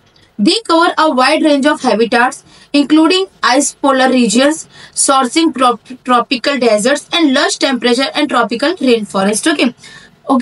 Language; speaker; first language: English; non-native, local second language; Hindi